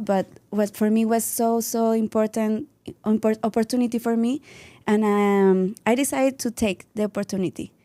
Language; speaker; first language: English; non-native, learner; Spanish